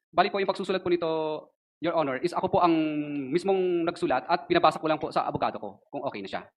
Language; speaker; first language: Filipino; non-native, local second language; Cebuano